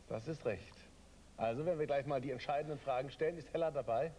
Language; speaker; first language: German; native; German